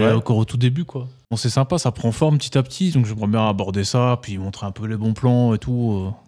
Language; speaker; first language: French; native; French